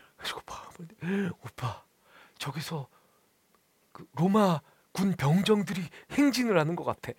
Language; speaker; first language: Korean; native; Korean